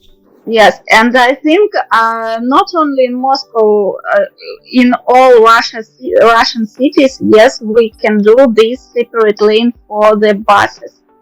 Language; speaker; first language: English; non-native, learner; Russian